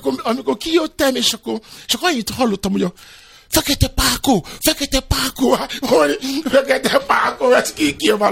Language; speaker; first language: Hungarian; non-native, fluent; Yoruba